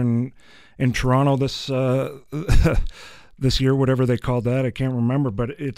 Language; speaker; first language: English; native; English